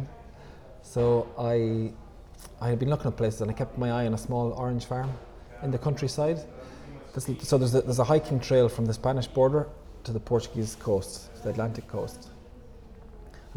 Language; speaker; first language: English; native; English